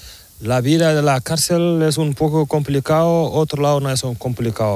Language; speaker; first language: Spanish; non-native, learner; Fula